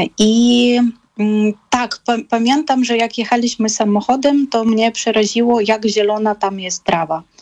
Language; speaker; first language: Polish; non-native, fluent; Russian